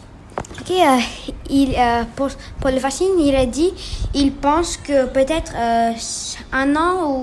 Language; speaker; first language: French; non-native, learner; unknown